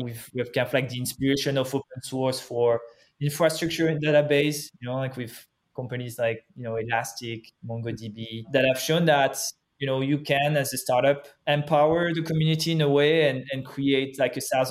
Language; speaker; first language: English; non-native, fluent; French